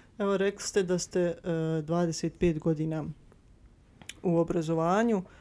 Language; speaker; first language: Bosnian; native; Bosnian